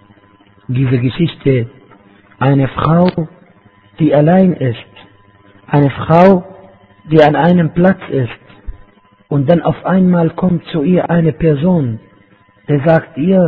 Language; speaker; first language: German; non-native, fluent; Arabic